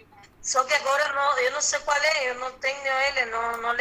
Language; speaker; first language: Portuguese; non-native, learner; Spanish